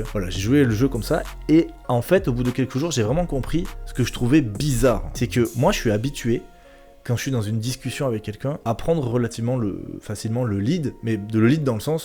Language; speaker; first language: French; native; French